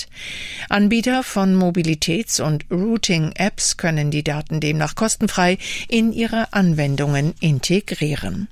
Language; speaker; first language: German; native; German